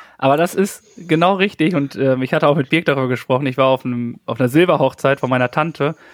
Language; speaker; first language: German; native; German